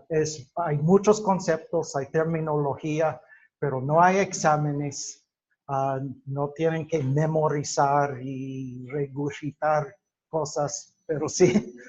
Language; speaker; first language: Spanish; non-native, fluent; English